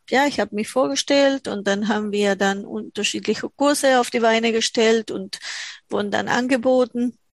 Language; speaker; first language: German; non-native, fluent; Spanish